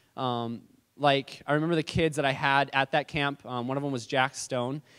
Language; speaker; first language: English; native; English